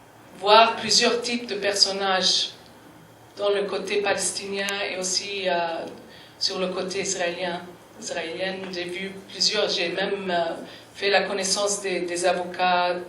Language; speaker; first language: French; non-native, fluent; Arabic